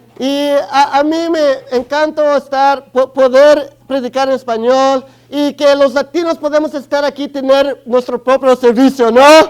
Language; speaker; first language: Spanish; early bilingual, other home language; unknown